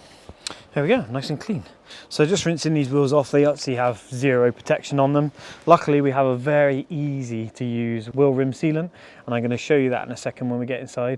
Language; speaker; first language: English; native; English